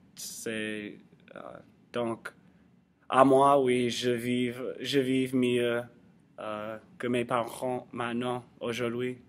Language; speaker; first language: French; non-native, learner; English